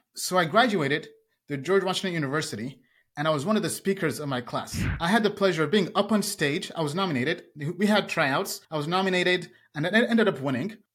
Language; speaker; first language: English; early bilingual, other home language; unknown